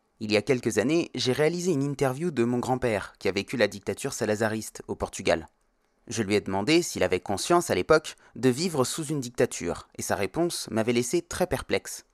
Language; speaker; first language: French; native; French